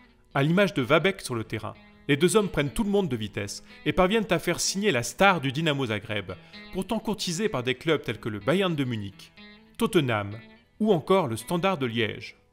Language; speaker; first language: French; native; French